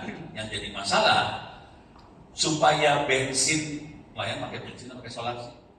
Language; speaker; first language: Indonesian; native; Indonesian